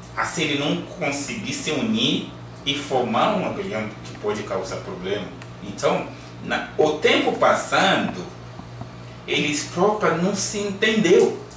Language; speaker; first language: Portuguese; non-native, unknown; Yoruba